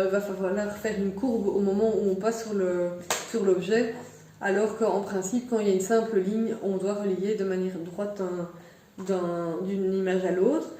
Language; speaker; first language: French; native; French